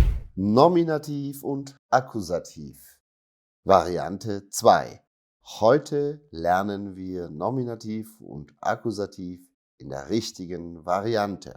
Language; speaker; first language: German; non-native, fluent; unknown